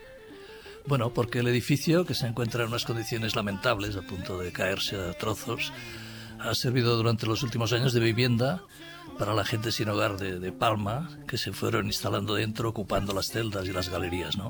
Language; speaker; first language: Spanish; native; Spanish